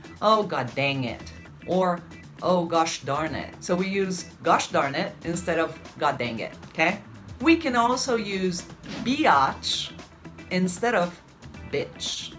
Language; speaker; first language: English; native; English